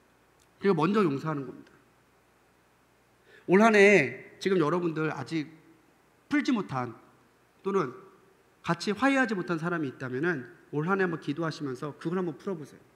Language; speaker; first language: Korean; native; Korean